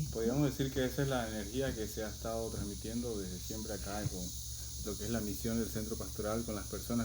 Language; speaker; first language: Spanish; native; Spanish